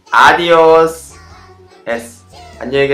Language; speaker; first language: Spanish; non-native, learner; Korean